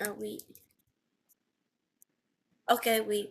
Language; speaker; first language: French; non-native, learner; Vietnamese